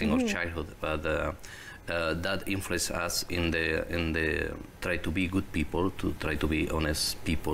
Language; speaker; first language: English; non-native, learner; Spanish